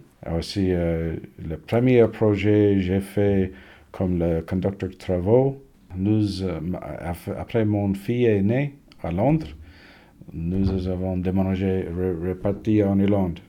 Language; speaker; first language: French; non-native, learner; English